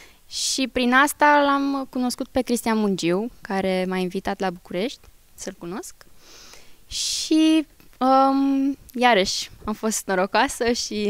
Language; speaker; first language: Romanian; early bilingual, heritage; Romanian